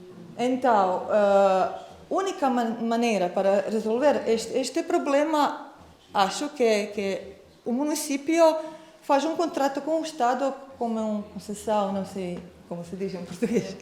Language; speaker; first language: Portuguese; non-native, fluent; Croatian